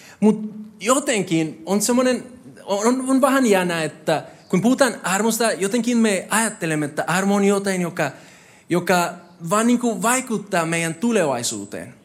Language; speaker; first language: Finnish; non-native, fluent; Spanish